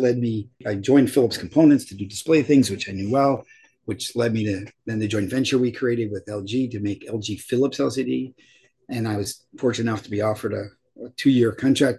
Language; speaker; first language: English; native; English